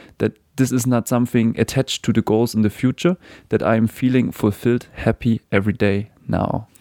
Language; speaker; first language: English; non-native, fluent; German